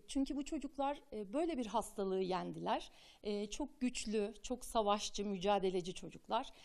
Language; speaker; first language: Turkish; native; Turkish